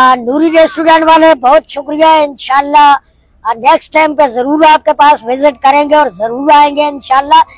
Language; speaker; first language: Urdu; non-native, local second language; Northern Hindko